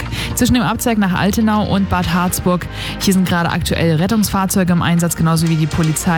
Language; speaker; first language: German; native; German